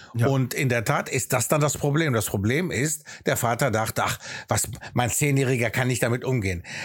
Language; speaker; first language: German; early bilingual, other home language; Greek